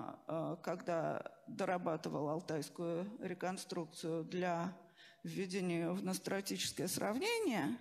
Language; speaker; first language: Russian; native; Russian